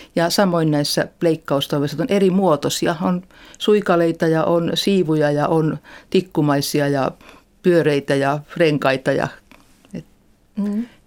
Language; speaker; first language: Finnish; native; Finnish